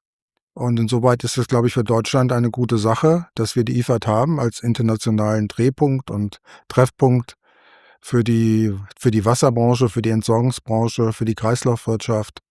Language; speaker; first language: German; native; German